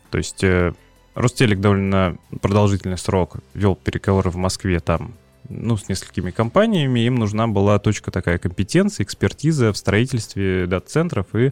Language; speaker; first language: Russian; native; Russian